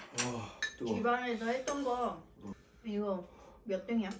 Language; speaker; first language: Korean; non-native, fluent; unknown